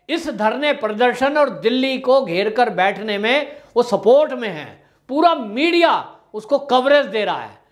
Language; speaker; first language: Hindi; native; Hindi